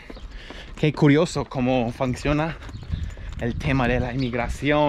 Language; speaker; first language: Spanish; native; Spanish